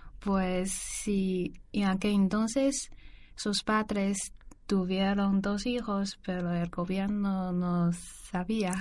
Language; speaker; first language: Spanish; non-native, learner; Chinese